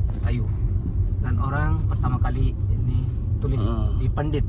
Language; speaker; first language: Indonesian; non-native, learner; Hindi